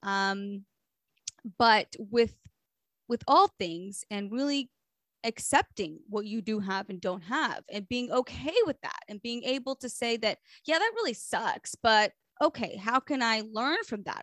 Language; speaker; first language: English; native; English